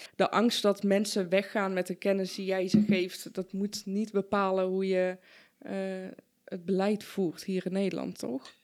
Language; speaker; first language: Dutch; early bilingual, other home language; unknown